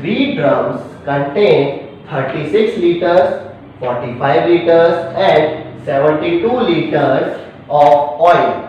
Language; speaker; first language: English; non-native, local second language; Hindi